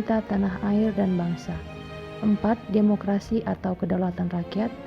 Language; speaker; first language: Indonesian; native; Indonesian